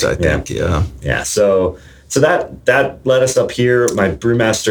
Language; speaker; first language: English; native; English